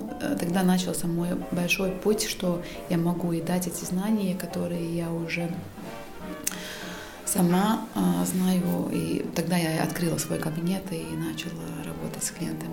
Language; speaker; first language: Russian; non-native, local second language; Latvian